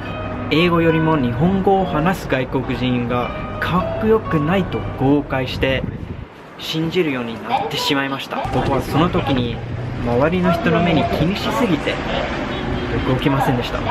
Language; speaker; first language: Japanese; non-native, fluent; English